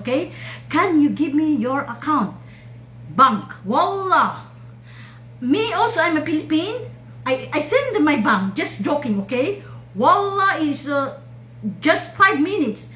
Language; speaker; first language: English; non-native, local second language; Filipino